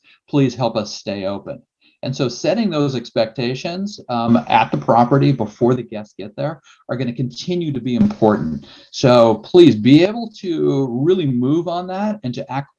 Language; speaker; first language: English; native; English